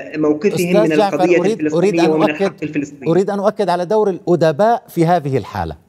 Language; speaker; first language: Arabic; native; Arabic